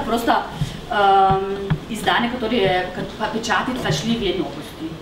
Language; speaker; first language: Russian; non-native, fluent; Slovenian